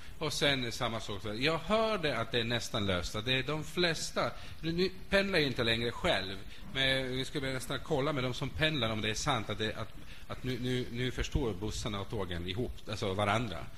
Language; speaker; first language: Swedish; non-native, fluent; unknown